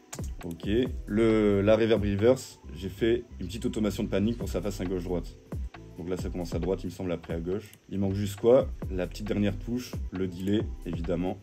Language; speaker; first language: French; native; French